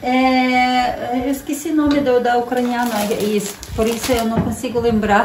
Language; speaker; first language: Portuguese; non-native, fluent; Ukrainian